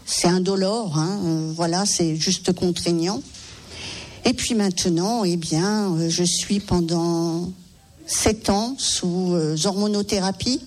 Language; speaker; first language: French; native; French